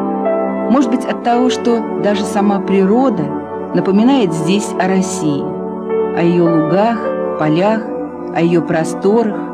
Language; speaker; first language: Russian; native; Russian